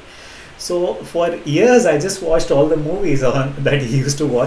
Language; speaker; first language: English; non-native, local second language; Hindi